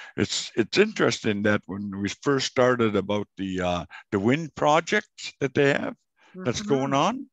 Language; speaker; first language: English; non-native, fluent; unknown